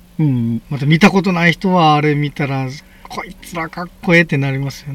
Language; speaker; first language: Japanese; native; Japanese